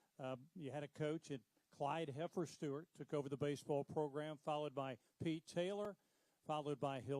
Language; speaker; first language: English; native; English